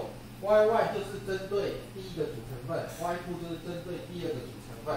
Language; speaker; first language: Chinese; native; Chinese